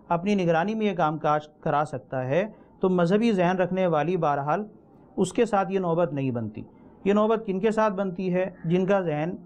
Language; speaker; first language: Urdu; native; Urdu